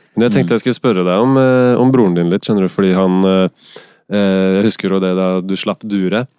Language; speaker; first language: Norwegian; native; Norwegian